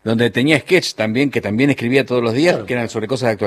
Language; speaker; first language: Spanish; native; Spanish